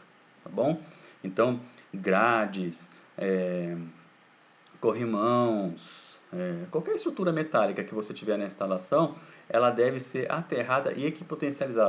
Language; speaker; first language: Portuguese; native; Portuguese